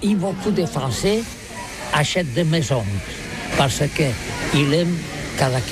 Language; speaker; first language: French; non-native, local second language; Catalan